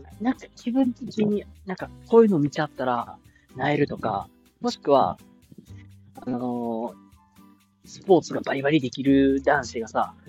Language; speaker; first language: Japanese; native; Japanese